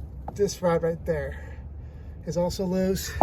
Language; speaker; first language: English; native; English